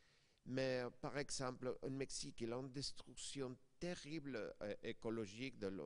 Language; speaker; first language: French; non-native, fluent; Spanish